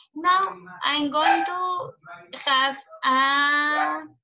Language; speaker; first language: English; non-native, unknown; Spanish